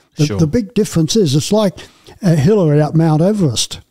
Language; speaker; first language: English; native; English